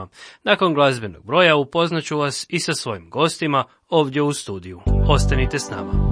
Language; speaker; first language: Serbian; native; Serbian